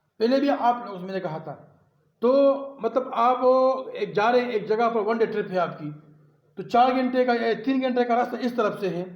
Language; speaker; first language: Urdu; non-native, local second language; Pashto